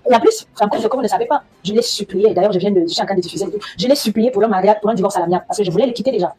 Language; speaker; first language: French; native; French